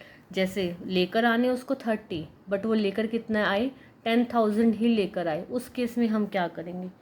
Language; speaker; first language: Hindi; native; Hindi